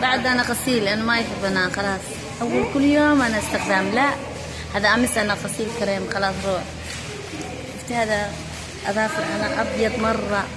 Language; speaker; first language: Arabic; non-native, learner; Somali